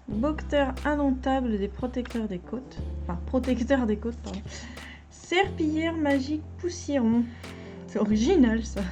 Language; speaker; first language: French; native; French